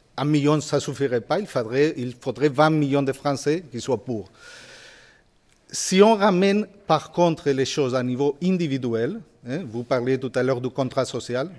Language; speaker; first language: French; non-native, fluent; Spanish